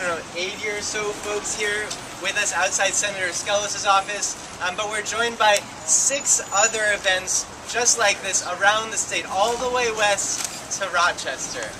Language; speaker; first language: English; native; English